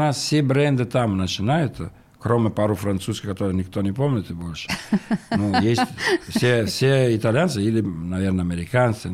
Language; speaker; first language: Russian; non-native, learner; Italian